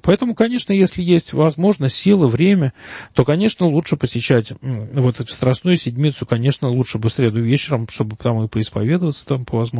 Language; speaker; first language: Russian; native; Russian